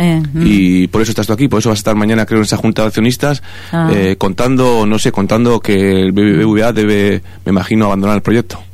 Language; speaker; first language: Spanish; native; Spanish